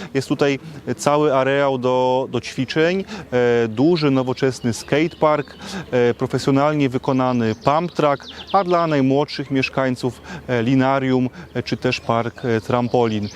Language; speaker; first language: Polish; native; Polish